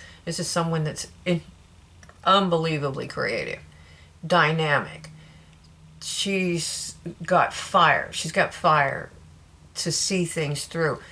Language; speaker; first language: English; native; English